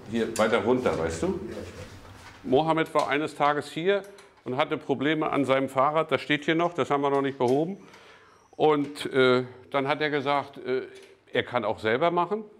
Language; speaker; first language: German; native; German